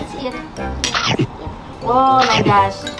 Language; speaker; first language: English; non-native, local second language; Filipino